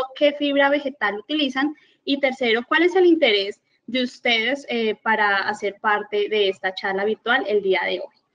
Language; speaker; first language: Spanish; native; Spanish